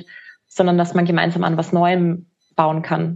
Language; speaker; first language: German; native; German